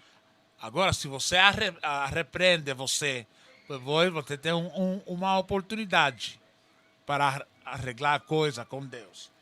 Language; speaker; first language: Portuguese; non-native, learner; Spanish